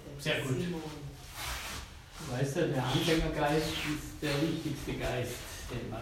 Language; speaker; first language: German; native; German